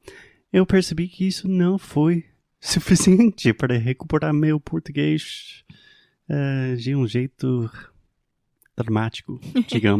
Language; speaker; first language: Portuguese; non-native, fluent; English